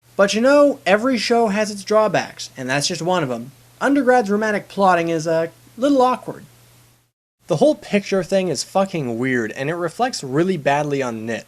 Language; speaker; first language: English; native; English